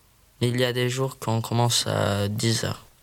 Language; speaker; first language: French; non-native, learner; Swedish